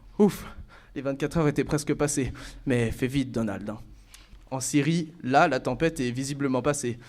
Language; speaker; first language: French; native; French